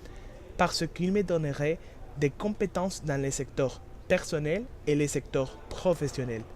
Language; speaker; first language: French; non-native, learner; Spanish